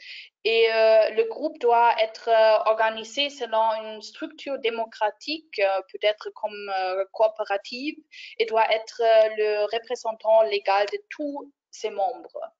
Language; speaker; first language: French; non-native, fluent; German